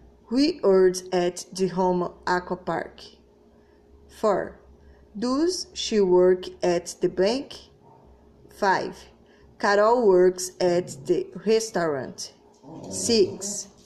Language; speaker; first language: English; non-native, learner; Portuguese